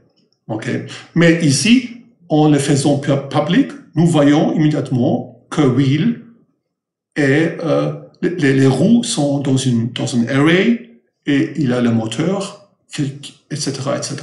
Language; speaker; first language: French; non-native, fluent; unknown